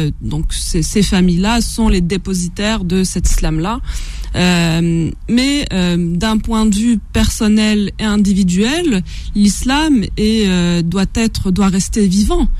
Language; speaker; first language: French; non-native, local second language; Kabyle